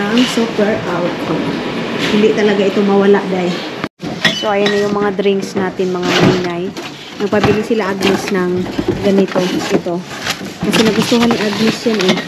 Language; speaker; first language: Filipino; non-native, local second language; Cebuano